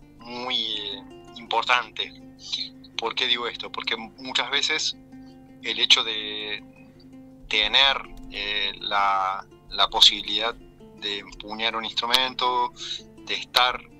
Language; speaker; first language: Spanish; native; Spanish